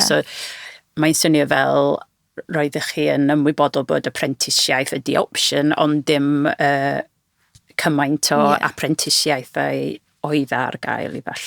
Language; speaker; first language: Welsh; non-native, fluent; English